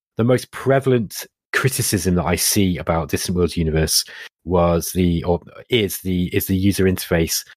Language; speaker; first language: English; native; English